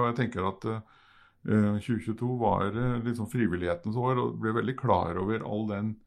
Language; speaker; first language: Norwegian; native; Norwegian